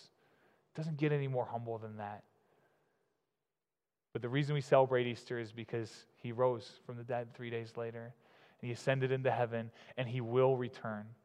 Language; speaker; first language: English; native; English